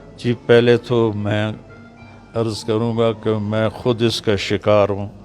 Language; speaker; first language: Urdu; non-native, local second language; Punjabi